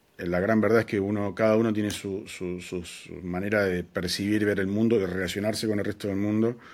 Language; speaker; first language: Spanish; native; Spanish